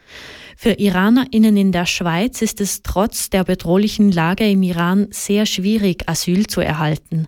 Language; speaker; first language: German; native; German